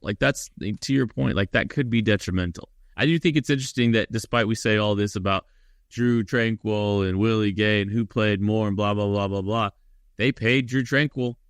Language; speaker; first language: English; native; English